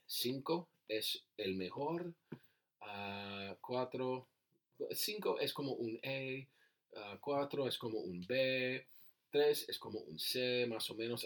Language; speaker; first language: Spanish; non-native, learner; English